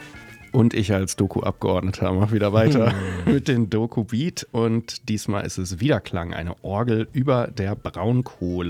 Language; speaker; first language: German; native; German